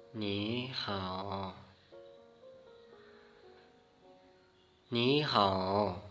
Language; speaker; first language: Chinese; non-native, fluent; Hmong